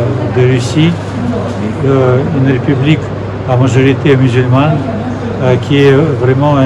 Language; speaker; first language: French; non-native, fluent; Russian